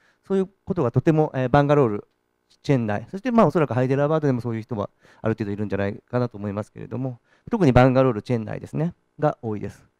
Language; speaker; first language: Japanese; native; Japanese